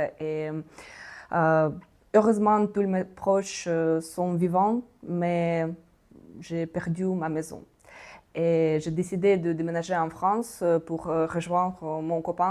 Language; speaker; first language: French; non-native, fluent; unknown